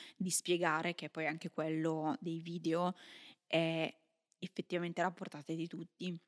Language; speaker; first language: Italian; native; Italian